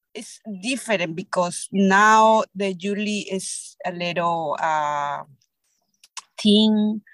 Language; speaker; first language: English; non-native, learner; Spanish